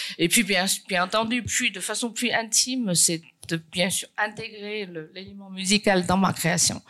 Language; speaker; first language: French; non-native, fluent; Chinese